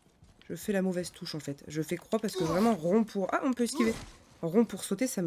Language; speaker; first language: French; native; French